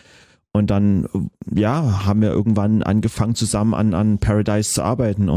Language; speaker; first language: German; native; German